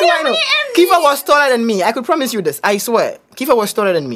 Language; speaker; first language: English; non-native, local second language; Wolof